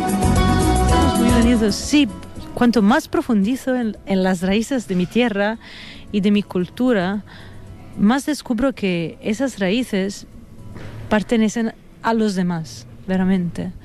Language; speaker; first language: Spanish; non-native, fluent; Italian